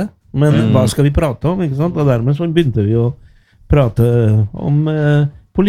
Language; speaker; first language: Norwegian; non-native, fluent; Spanish